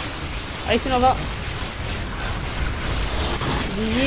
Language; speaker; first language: Spanish; native; Spanish